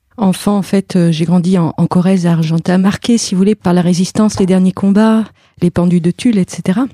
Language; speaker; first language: French; native; French